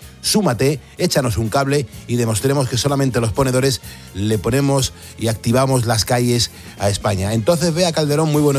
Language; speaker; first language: Spanish; native; Spanish